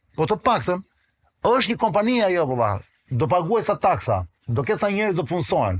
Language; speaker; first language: Albanian; non-native, local second language; Greek